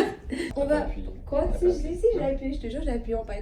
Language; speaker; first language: French; native; French